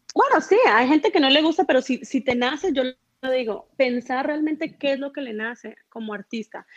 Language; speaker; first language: Spanish; early bilingual, heritage; Spanish